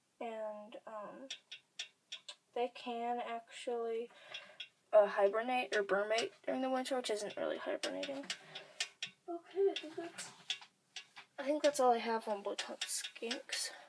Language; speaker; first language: English; native; English